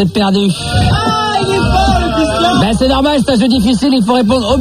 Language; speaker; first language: French; native; French